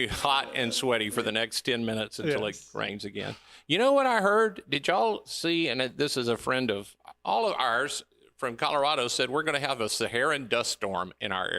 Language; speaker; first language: English; native; English